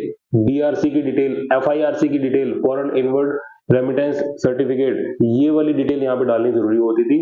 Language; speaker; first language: Hindi; native; Hindi